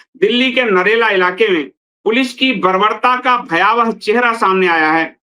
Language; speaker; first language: Hindi; native; Hindi